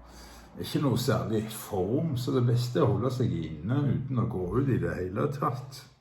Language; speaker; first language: Norwegian; native; Norwegian